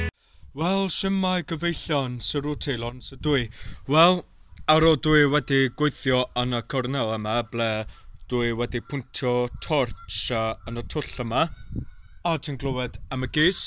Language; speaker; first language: Welsh; non-native, learner; English